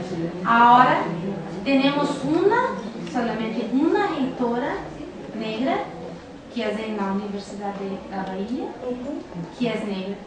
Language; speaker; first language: Spanish; non-native, learner; Portuguese